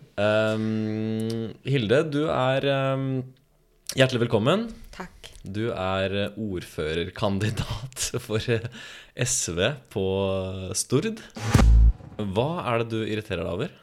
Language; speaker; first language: Norwegian; native; Norwegian